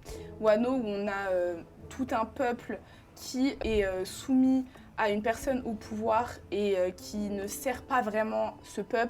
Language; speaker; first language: French; native; French